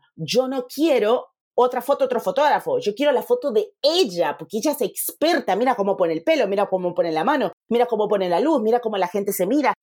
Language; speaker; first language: Spanish; native; Spanish